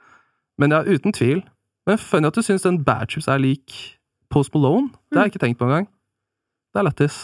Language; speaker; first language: Norwegian; native; Norwegian